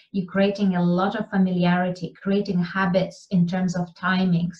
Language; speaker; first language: English; non-native, fluent; Lithuanian